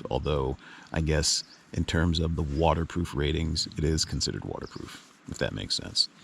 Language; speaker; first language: English; native; English